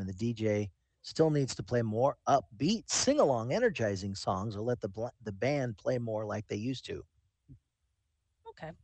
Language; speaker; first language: English; native; English